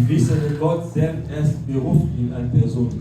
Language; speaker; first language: German; non-native, learner; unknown